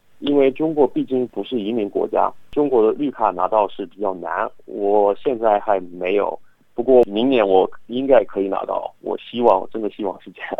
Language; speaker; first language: Chinese; non-native, fluent; English